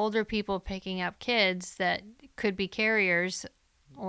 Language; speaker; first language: English; native; English